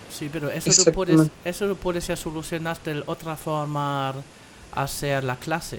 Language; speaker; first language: Spanish; non-native, fluent; German